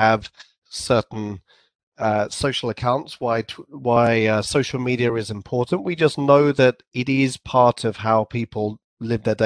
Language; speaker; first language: English; native; English